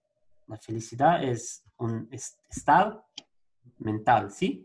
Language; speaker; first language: Spanish; non-native, learner; Portuguese